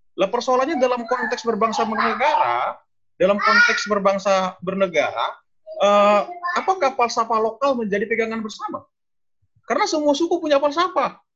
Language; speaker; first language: Indonesian; non-native, local second language; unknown